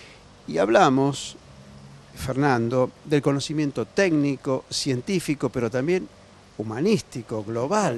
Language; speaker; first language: Spanish; native; Spanish